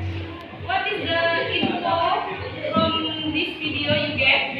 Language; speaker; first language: English; non-native, fluent; Indonesian